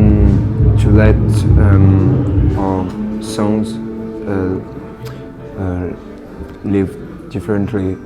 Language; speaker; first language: English; non-native, learner; French